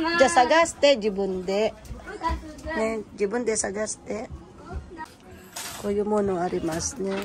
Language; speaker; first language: Japanese; non-native, fluent; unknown